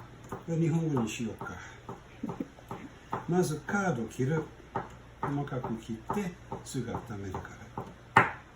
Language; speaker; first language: Japanese; non-native, learner; English